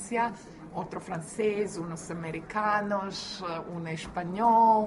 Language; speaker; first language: Portuguese; non-native, learner; Croatian